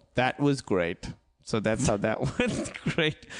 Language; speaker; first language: English; non-native, local second language; Urdu